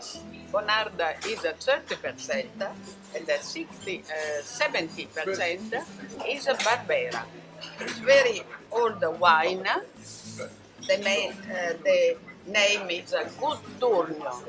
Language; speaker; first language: English; non-native, learner; Italian